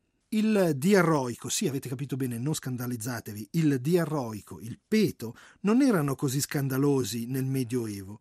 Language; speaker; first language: Italian; native; Italian